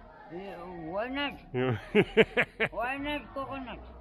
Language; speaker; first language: English; non-native, learner; Nepali